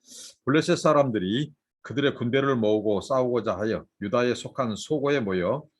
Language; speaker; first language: Korean; native; Korean